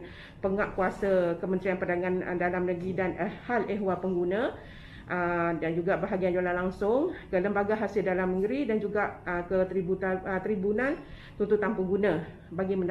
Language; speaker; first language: Malay; native; Malay